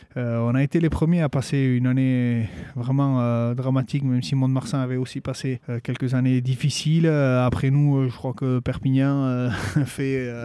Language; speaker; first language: French; native; French